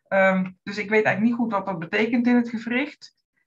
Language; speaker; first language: Dutch; native; Dutch